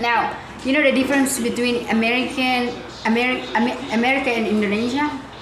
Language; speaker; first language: English; non-native, fluent; Indonesian